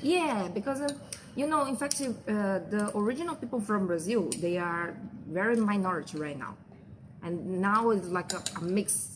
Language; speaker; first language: English; non-native, fluent; Portuguese